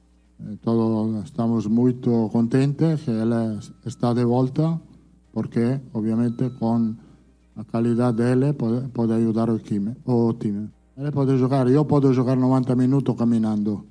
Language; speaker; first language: Portuguese; non-native, fluent; Italian